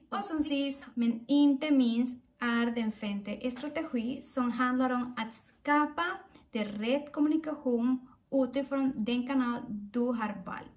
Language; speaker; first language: Swedish; non-native, fluent; Spanish